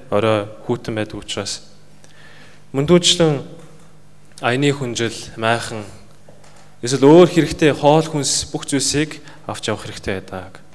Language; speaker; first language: Mongolian; native; Mongolian